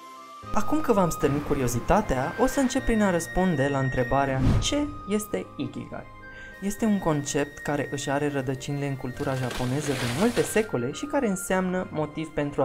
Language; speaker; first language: Romanian; native; Romanian